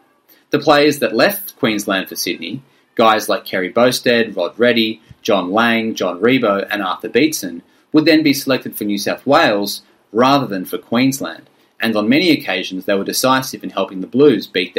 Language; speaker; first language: English; native; English